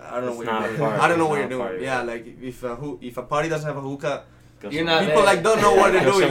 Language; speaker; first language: English; early bilingual, other home language; Italian